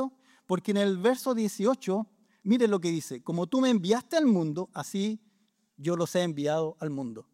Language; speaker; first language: Spanish; native; Spanish